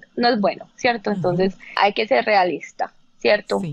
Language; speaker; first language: Spanish; native; Spanish